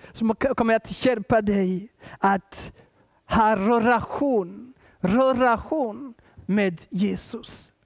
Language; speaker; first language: Swedish; non-native, fluent; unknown